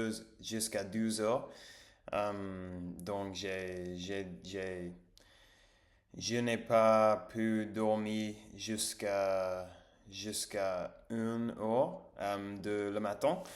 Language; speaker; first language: French; non-native, learner; English